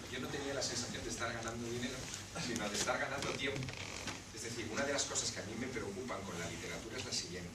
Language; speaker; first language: Spanish; native; Spanish